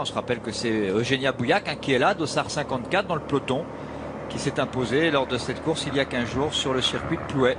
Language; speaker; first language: French; native; French